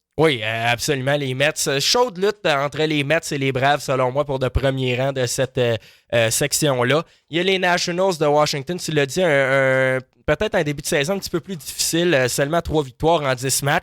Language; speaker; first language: French; native; French